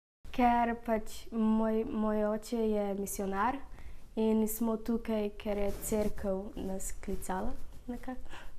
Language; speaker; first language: Slovenian; non-native, learner; Portuguese